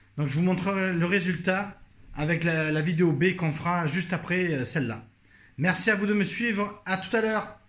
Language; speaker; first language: French; native; French